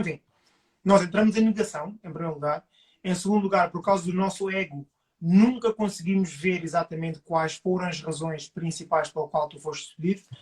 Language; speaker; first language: Portuguese; early bilingual, other home language; Upper Guinea Crioulo